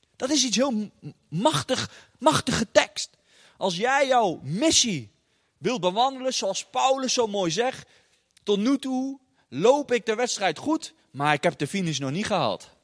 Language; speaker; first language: Dutch; native; Dutch